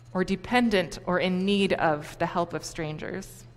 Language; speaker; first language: English; native; English